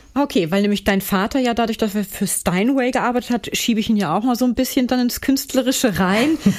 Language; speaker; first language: German; native; German